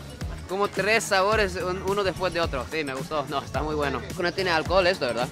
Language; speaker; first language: Spanish; non-native, fluent; Japanese